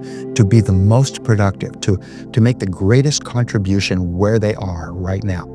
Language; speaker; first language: English; native; English